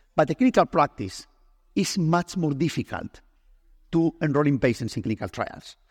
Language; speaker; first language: English; non-native, fluent; Spanish